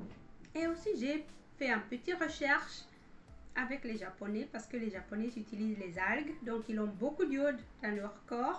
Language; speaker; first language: French; non-native, fluent; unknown